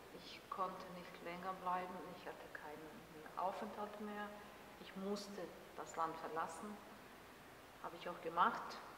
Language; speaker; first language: German; non-native, fluent; Bosnian